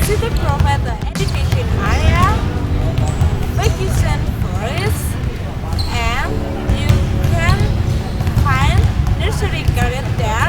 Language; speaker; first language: English; non-native, learner; Indonesian